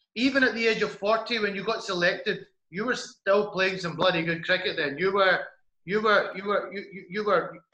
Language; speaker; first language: English; native; English